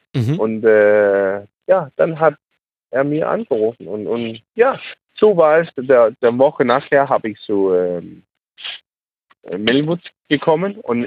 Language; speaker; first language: German; non-native, learner; Danish